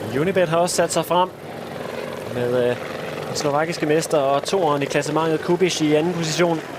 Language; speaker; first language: Danish; native; Danish